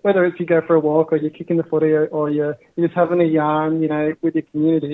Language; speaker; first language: English; native; English